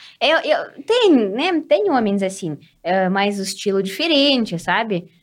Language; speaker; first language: Portuguese; non-native, fluent; Russian